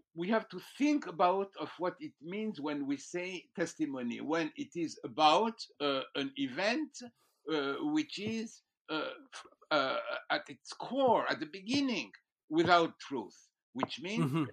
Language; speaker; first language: English; non-native, fluent; French